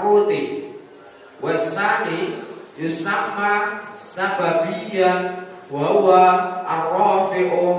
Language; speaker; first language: Arabic; non-native, learner; Indonesian